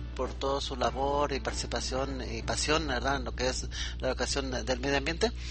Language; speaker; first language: Spanish; native; Spanish